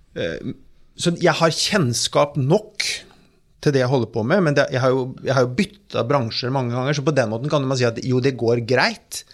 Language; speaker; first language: Norwegian; native; Norwegian